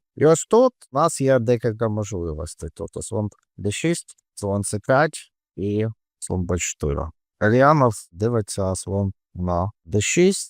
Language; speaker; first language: Ukrainian; non-native, local second language; Russian